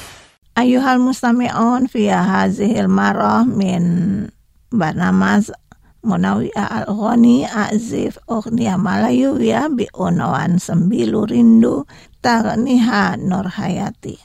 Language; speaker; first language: Arabic; non-native, fluent; Indonesian